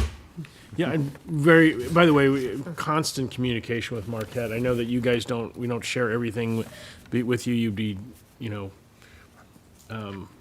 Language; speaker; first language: English; native; English